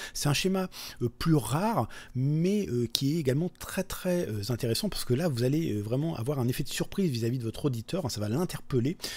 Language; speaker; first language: French; native; French